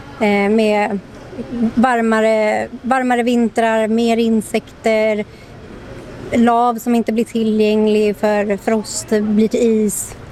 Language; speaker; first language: Swedish; native; Swedish